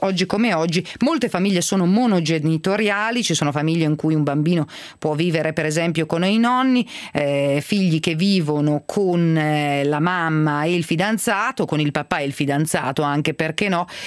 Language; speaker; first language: Italian; native; Italian